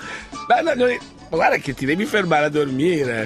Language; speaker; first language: Italian; native; Italian